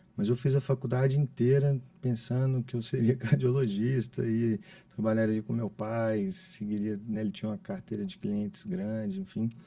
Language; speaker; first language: Portuguese; native; Portuguese